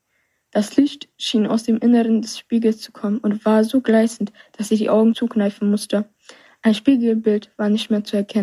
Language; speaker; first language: German; native; German